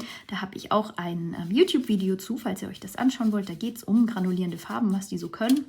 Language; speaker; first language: German; native; German